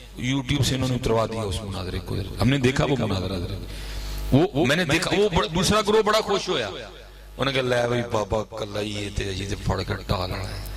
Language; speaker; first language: Urdu; non-native, local second language; Punjabi